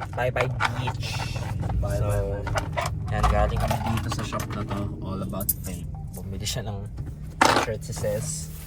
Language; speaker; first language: Filipino; non-native, local second language; Hiligaynon